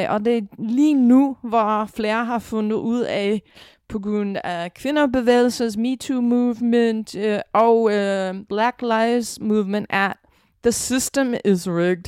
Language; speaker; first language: Danish; non-native, fluent; English